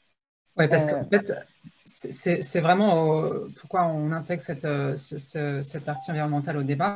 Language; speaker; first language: French; native; French